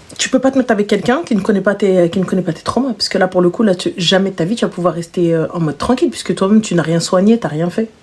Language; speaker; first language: French; native; French